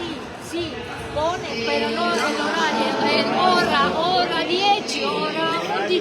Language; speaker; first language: Italian; non-native, learner; Romanian